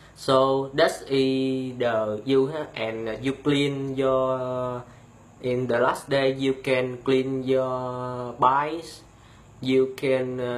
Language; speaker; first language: English; non-native, learner; Vietnamese